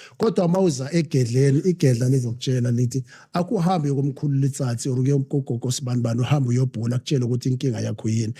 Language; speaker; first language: Zulu; non-native, local second language; Southern Sotho